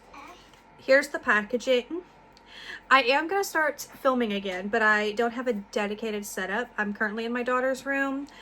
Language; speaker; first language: English; native; English